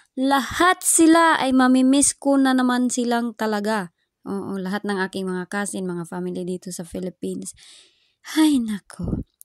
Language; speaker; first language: Filipino; non-native, local second language; Cebuano